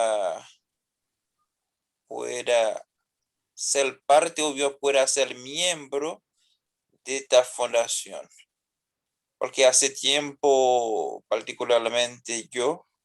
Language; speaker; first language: Spanish; non-native, fluent; Haitian Creole